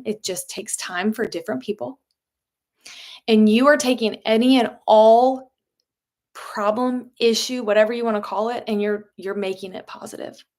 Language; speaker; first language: English; native; English